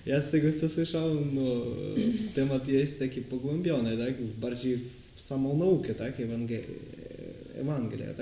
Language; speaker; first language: Polish; non-native, learner; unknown